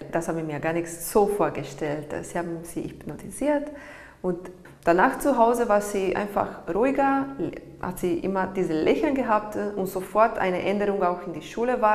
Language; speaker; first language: German; non-native, learner; Italian